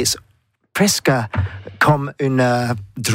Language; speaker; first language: French; non-native, learner; English